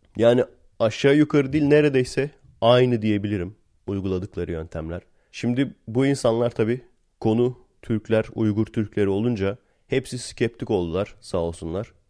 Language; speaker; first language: Turkish; native; Turkish